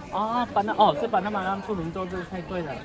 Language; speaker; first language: Chinese; native; Chinese